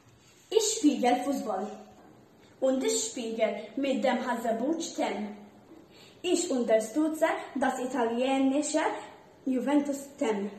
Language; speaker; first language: German; non-native, learner; Maltese